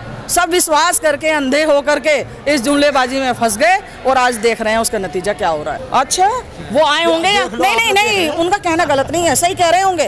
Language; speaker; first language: Hindi; native; Hindi